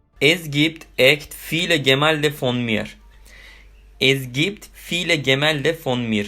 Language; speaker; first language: German; non-native, fluent; Turkish